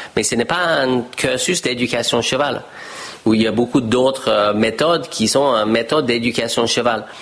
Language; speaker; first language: French; non-native, fluent; English